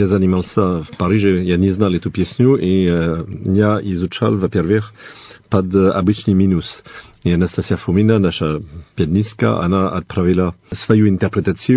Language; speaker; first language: Russian; non-native, fluent; French